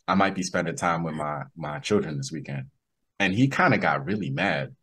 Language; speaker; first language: English; native; English